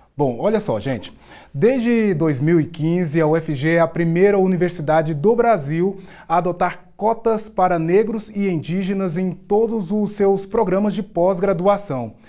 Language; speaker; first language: Portuguese; native; Portuguese